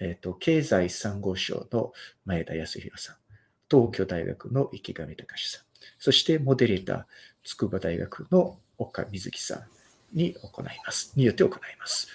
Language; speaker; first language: Japanese; non-native, fluent; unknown